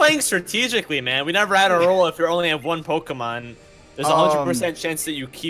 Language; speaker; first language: English; native; English